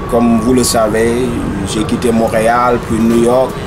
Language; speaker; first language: French; non-native, local second language; Wolof